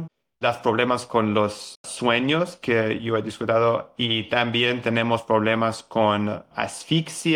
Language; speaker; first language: Spanish; non-native, learner; English